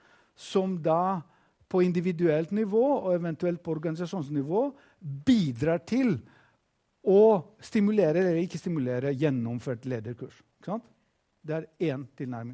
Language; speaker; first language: Norwegian; non-native, fluent; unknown